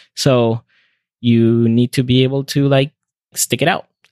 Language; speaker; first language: English; non-native, fluent; Spanish